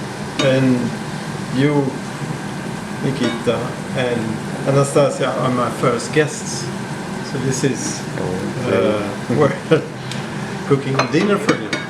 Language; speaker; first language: English; non-native, fluent; Swedish